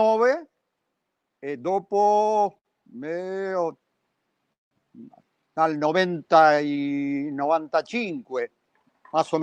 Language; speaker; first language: Italian; early bilingual, heritage; Spanish